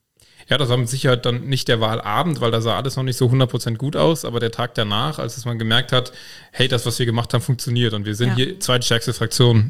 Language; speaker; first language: German; native; German